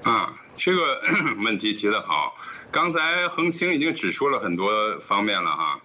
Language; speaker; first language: Chinese; native; Chinese